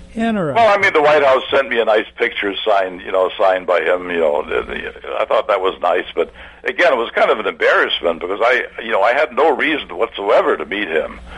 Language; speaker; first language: English; early bilingual, other home language; German